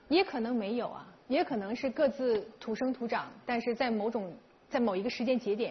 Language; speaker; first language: Chinese; native; Chinese